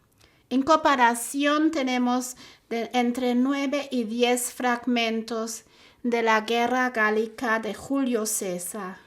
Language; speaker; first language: Spanish; non-native, fluent; German